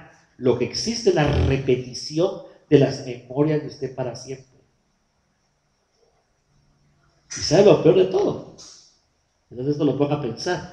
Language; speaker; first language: Spanish; native; Spanish